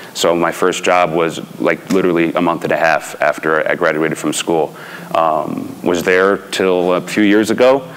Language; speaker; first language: English; native; English